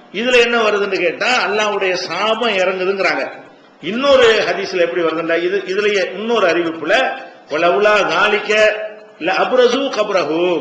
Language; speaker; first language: Tamil; native; Tamil